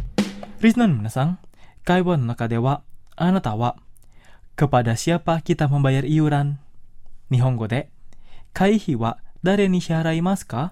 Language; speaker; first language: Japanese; non-native, fluent; Indonesian